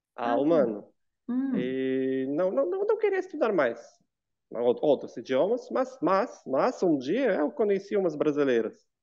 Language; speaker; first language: Portuguese; non-native, fluent; Russian